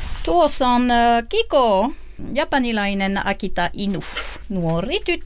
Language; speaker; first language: Finnish; non-native, learner; French